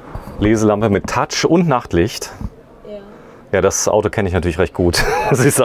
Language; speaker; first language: German; native; German